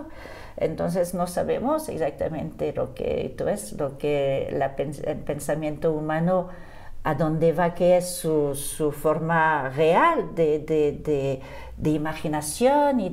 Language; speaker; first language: Spanish; non-native, fluent; French